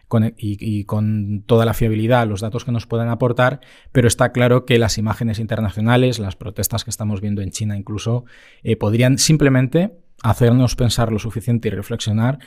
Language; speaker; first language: Spanish; native; Spanish